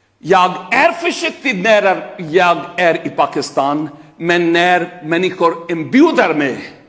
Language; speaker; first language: Swedish; non-native, fluent; Urdu